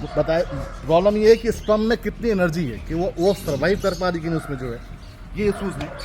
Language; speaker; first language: Hindi; native; Hindi